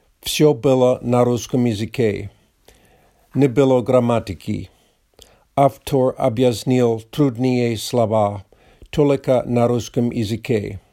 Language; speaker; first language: Russian; non-native, learner; English